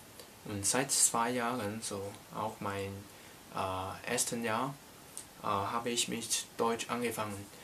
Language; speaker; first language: German; non-native, learner; Cantonese